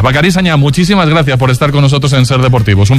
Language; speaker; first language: Spanish; native; Spanish